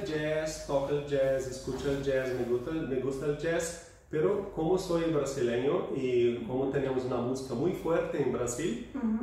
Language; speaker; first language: Spanish; non-native, fluent; Portuguese